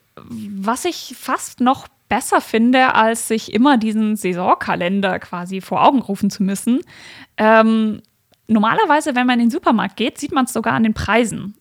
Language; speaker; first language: German; native; German